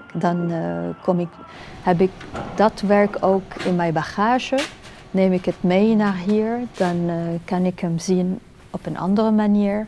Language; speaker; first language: Dutch; non-native, fluent; Arabic